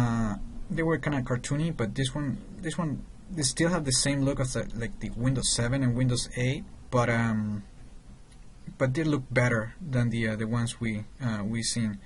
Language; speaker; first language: English; non-native, fluent; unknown